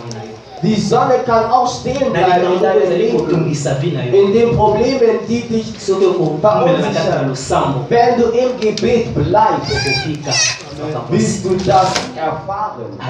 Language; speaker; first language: German; non-native, learner; French